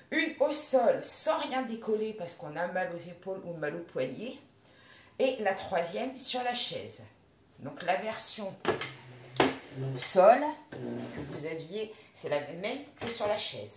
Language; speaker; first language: French; native; French